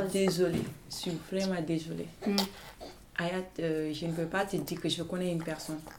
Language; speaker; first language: French; non-native, local second language; Wolof